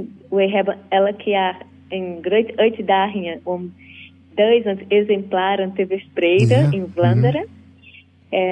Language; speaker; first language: Dutch; non-native, learner; Portuguese